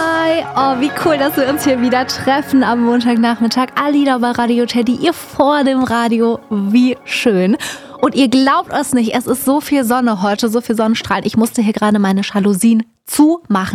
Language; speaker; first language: German; native; German